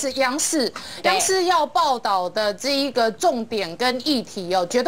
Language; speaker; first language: Chinese; native; Chinese